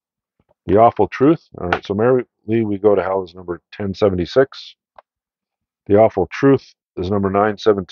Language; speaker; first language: English; native; English